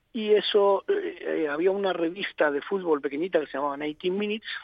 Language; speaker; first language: Spanish; native; Spanish